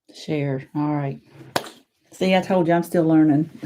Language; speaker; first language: English; native; English